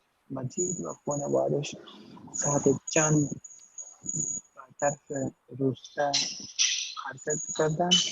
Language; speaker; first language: Persian; non-native, learner; Urdu